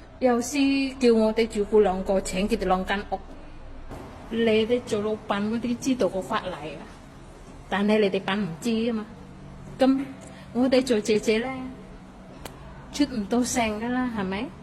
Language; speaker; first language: Cantonese; non-native, fluent; Indonesian